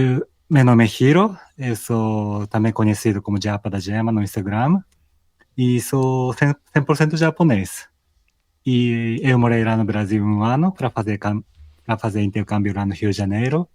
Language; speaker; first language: Portuguese; non-native, fluent; Japanese